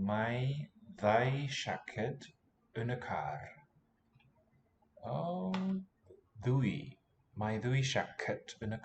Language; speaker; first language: Welsh; non-native, learner; English